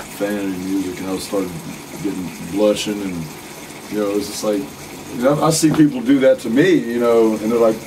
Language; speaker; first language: English; native; English